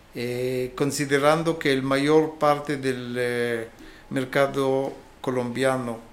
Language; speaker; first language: Spanish; non-native, fluent; Hebrew